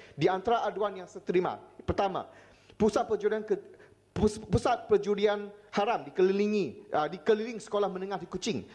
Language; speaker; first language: Malay; non-native, local second language; Chinese